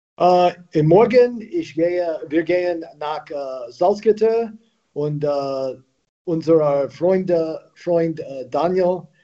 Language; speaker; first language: German; non-native, learner; English